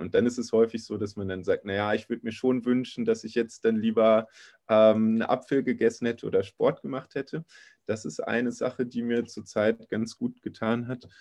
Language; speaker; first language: German; native; German